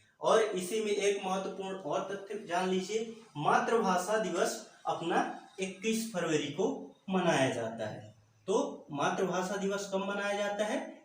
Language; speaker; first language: Hindi; native; Hindi